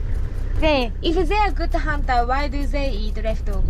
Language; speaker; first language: English; non-native, learner; Japanese